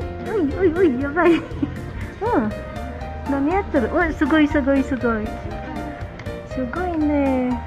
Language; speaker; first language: Japanese; non-native, learner; Filipino